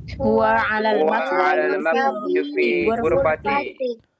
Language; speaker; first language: Arabic; non-native, learner; Indonesian